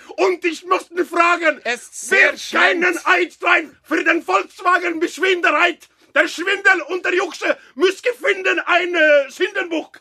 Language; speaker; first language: German; non-native, learner; Norwegian